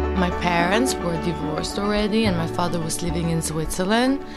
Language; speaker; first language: English; early bilingual, other home language; Albanian